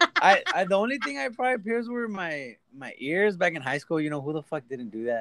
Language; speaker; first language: English; early bilingual, other home language; Spanish